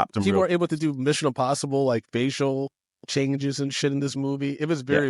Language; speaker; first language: English; native; English